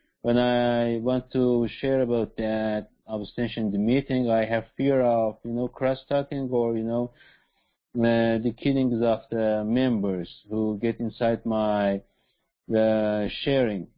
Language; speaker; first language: English; non-native, learner; Persian